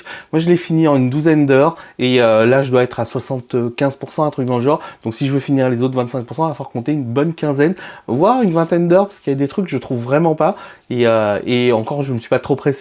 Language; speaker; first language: French; native; French